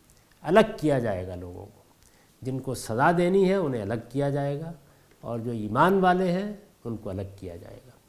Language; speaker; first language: Urdu; native; Urdu